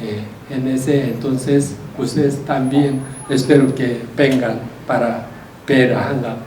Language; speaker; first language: Spanish; non-native, learner; Korean